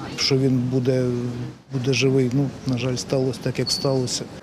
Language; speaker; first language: Ukrainian; native; Ukrainian